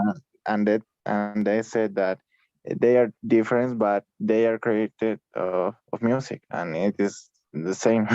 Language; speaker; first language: English; non-native, learner; Spanish